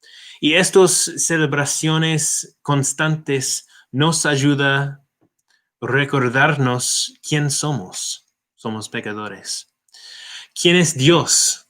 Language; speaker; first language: Spanish; non-native, fluent; English